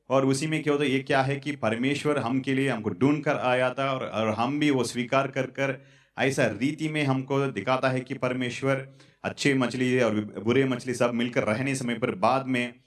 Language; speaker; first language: Hindi; non-native, local second language; Tamil